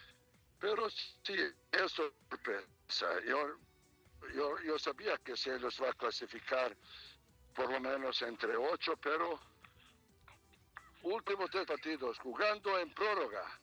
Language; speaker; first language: Spanish; non-native, learner; Serbian